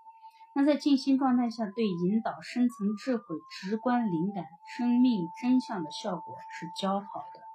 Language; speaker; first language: Chinese; native; Chinese